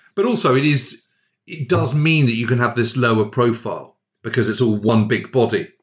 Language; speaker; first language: English; native; English